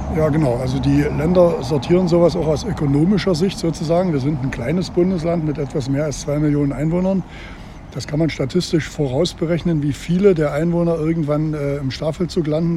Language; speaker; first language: German; native; German